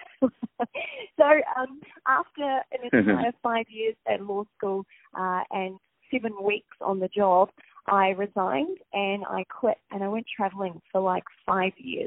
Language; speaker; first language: English; native; English